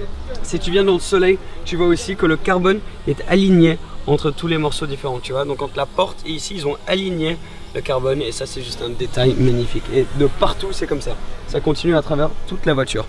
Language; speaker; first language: French; native; French